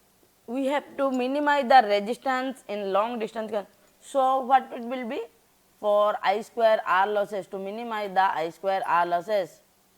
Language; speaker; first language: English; non-native, local second language; Odia